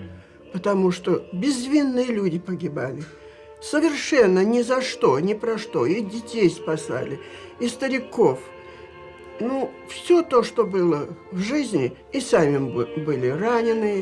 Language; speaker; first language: Russian; native; Russian